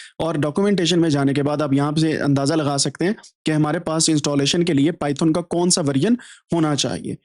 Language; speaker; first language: Urdu; native; Urdu